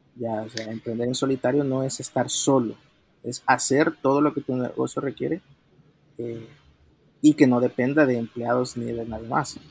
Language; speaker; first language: Spanish; native; Spanish